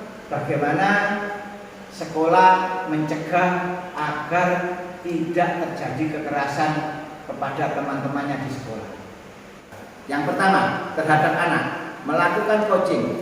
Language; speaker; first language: Indonesian; native; Indonesian